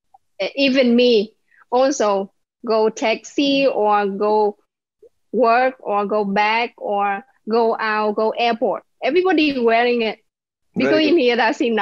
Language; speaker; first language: English; non-native, learner; Vietnamese